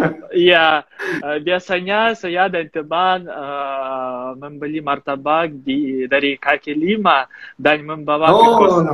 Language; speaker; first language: Indonesian; non-native, fluent; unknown